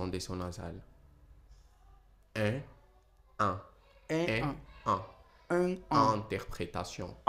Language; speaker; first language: French; non-native, fluent; Portuguese